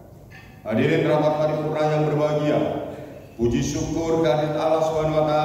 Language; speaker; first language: Indonesian; native; Indonesian